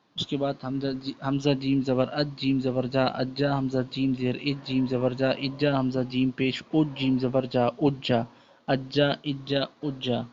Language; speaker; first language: Urdu; native; Urdu